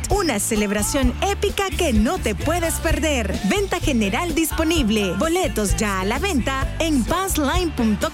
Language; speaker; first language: Spanish; native; Spanish